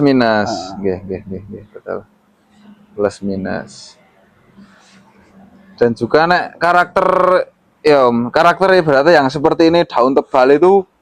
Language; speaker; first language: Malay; non-native, local second language; Javanese